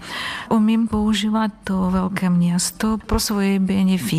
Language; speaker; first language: Czech; non-native, learner; Ukrainian